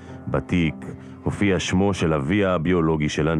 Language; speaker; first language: Hebrew; native; Hebrew